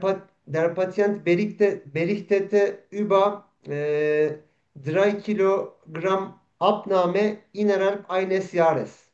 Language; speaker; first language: German; non-native, learner; Turkish